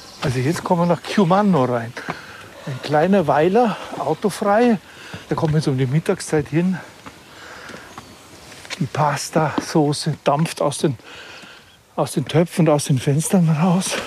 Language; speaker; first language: German; native; German